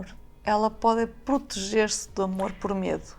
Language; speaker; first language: Portuguese; native; Portuguese